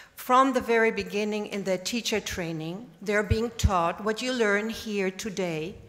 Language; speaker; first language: English; non-native, fluent; German